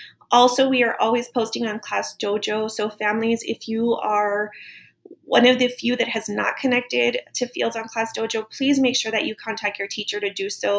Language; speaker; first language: English; native; English